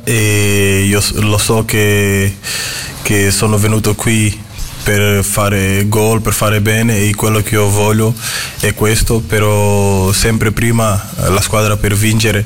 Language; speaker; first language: Italian; non-native, fluent; Portuguese